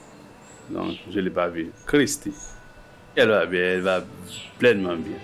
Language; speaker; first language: French; non-native, local second language; Haitian Creole